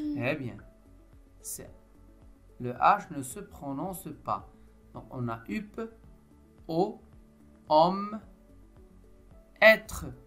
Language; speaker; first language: French; non-native, local second language; Arabic